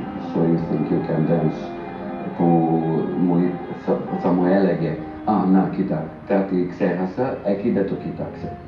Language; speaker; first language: Greek; non-native, fluent; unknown